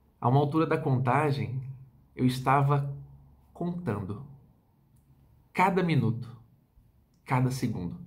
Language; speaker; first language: Portuguese; native; Portuguese